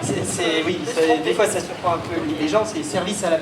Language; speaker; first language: French; native; French